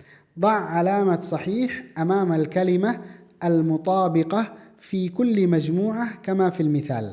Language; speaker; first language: Arabic; non-native, fluent; Indonesian